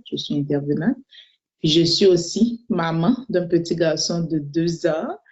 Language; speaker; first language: French; non-native, local second language; Haitian Creole